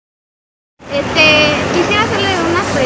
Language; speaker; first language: Spanish; native; Spanish